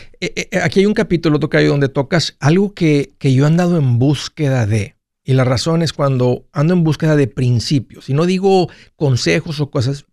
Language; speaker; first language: Spanish; early bilingual, heritage; Spanish